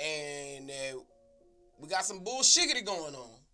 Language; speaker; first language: English; native; English